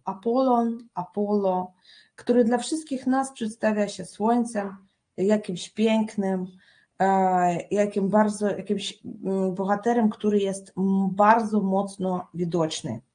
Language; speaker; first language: Polish; non-native, fluent; Russian